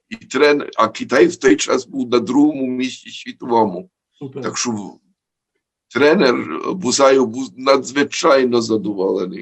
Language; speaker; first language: Ukrainian; early bilingual, heritage; Ukrainian